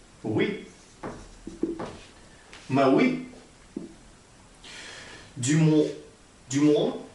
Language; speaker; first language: French; non-native, learner; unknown